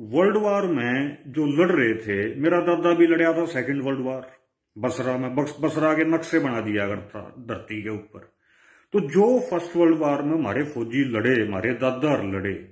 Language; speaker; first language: Hindi; native; Hindi